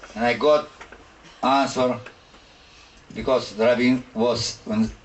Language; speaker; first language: English; non-native, fluent; Russian